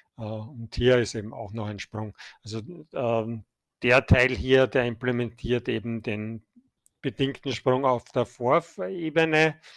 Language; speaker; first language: German; native; German